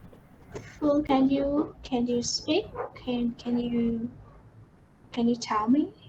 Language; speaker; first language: English; non-native, fluent; Vietnamese